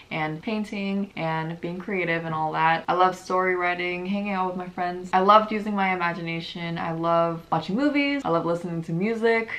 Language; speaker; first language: English; native; English